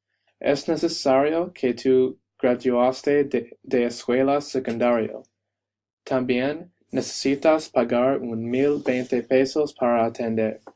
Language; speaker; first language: Spanish; non-native, learner; English